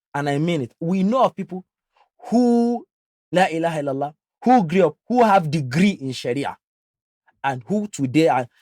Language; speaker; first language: English; non-native, local second language; Yoruba